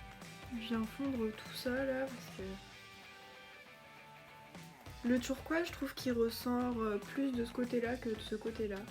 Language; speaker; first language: French; native; French